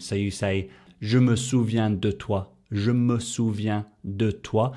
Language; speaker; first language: French; non-native, fluent; English